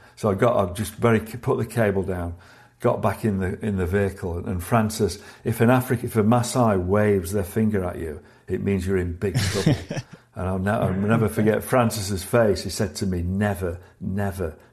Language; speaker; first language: English; native; English